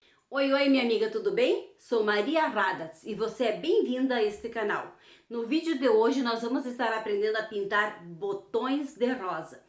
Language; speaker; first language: Portuguese; native; Portuguese